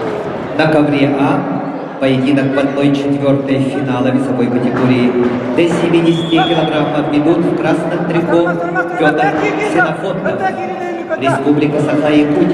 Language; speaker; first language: Russian; native; Russian